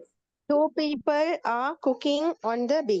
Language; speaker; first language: English; non-native, learner; Tamil